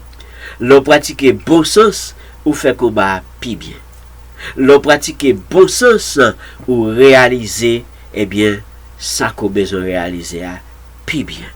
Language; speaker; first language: French; non-native, local second language; Haitian Creole